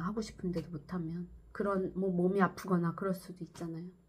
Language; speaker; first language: Korean; native; Korean